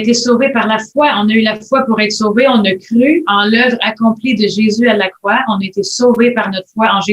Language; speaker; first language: French; native; French